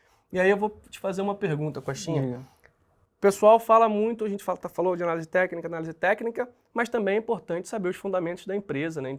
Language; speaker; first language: Portuguese; native; Portuguese